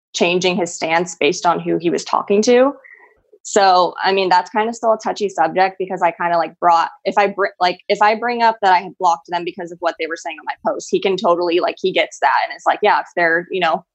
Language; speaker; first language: English; early bilingual, other home language; Spanish